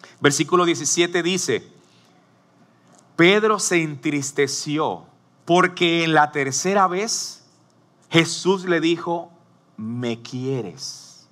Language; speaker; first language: Spanish; native; Spanish